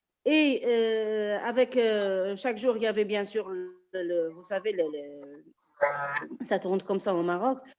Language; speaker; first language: French; non-native, local second language; Arabic